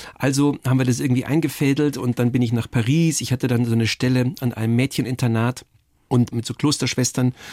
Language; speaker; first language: German; native; German